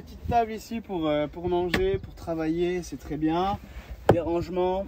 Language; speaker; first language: French; native; French